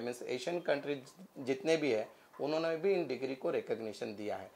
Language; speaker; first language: Hindi; non-native, local second language; Marathi